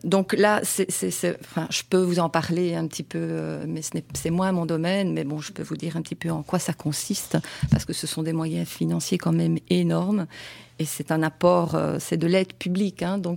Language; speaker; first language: French; native; French